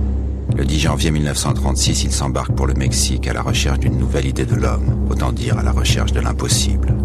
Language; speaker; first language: French; native; French